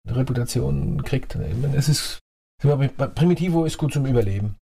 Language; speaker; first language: German; native; German